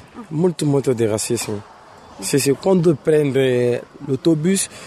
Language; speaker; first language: Italian; non-native, learner; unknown